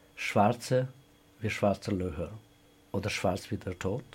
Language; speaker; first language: German; non-native, fluent; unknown